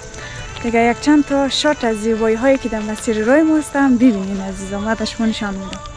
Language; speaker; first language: Persian; native; Persian